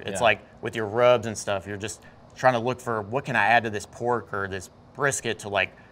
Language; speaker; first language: English; native; English